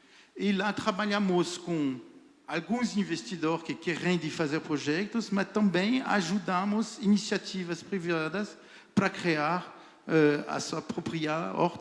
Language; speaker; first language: Portuguese; non-native, fluent; French